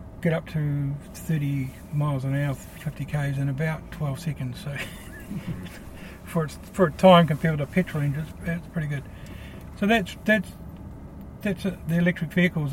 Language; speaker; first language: English; native; English